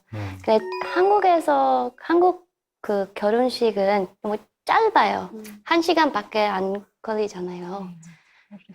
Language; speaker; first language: Korean; non-native, learner; English